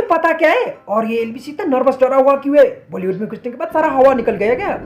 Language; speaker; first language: Hindi; native; Hindi